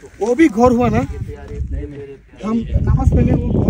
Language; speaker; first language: Hindi; non-native, learner; Bangla